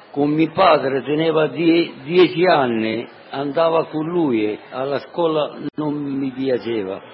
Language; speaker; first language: Italian; non-native, learner; Sicilian